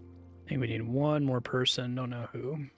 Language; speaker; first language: English; native; English